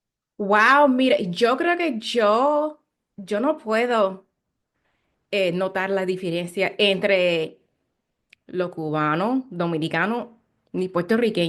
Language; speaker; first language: Spanish; non-native, learner; English